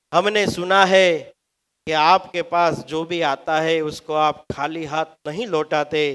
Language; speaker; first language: Hindi; non-native, local second language; Gujarati